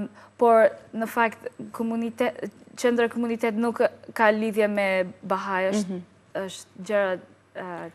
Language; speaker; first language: Albanian; non-native, learner; English